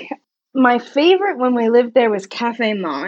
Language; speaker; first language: English; native; English